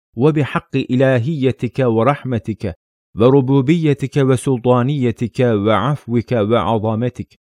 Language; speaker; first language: Arabic; non-native, fluent; Turkish